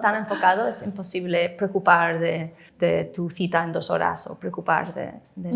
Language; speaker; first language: Spanish; non-native, fluent; English